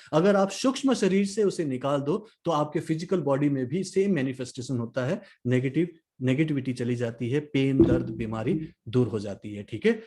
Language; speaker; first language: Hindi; non-native, local second language; Nepali